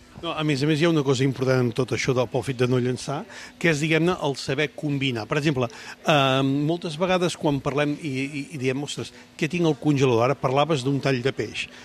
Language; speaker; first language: Catalan; native; Catalan